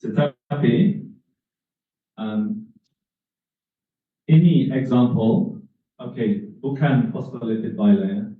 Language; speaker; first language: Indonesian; non-native, learner; English